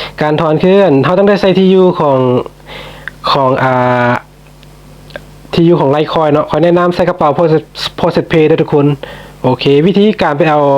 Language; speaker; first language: Thai; non-native, local second language; Lao